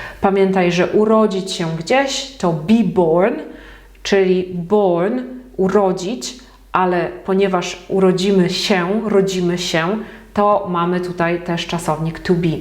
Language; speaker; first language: Polish; native; Polish